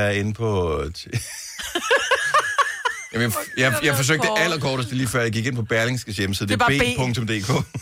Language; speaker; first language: Danish; native; Danish